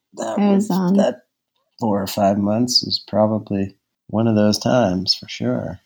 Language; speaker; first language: English; native; English